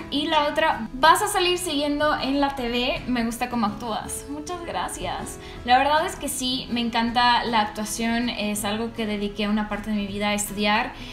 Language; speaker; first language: Spanish; non-native, fluent; Russian